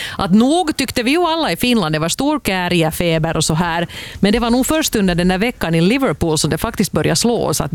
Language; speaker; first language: Swedish; native; Swedish